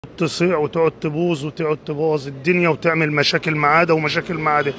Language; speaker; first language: Arabic; native; Arabic